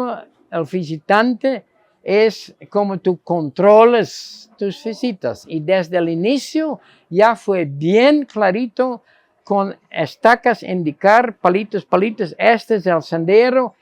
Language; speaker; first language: Spanish; non-native, fluent; Dutch